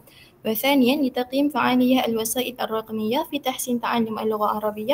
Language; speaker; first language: Arabic; non-native, learner; Malay